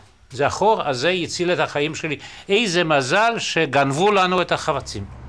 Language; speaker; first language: Hebrew; non-native, fluent; Polish